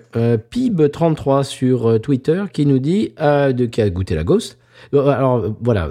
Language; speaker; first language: French; native; French